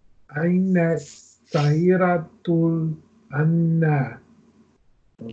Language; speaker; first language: Arabic; non-native, learner; English